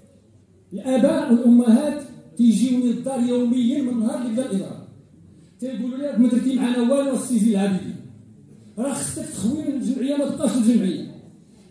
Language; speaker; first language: Arabic; native; Arabic